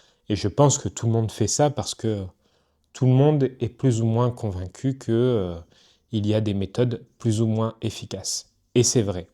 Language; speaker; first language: French; native; French